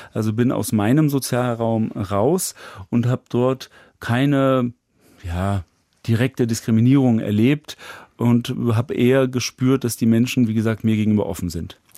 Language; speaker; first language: German; native; German